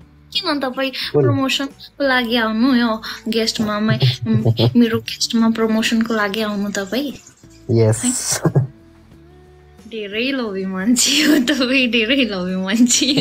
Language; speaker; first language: Nepali; non-native, learner; Hindi